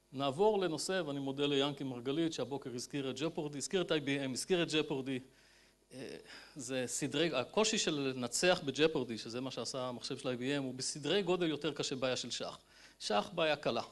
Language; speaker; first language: Hebrew; native; Hebrew